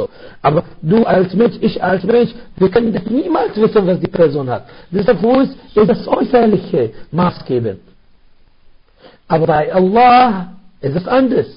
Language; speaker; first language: German; non-native, fluent; Arabic